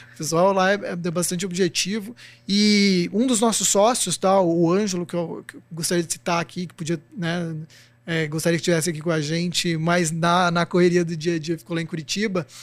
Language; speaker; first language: Portuguese; native; Portuguese